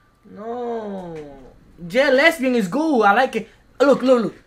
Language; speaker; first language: English; non-native, learner; Spanish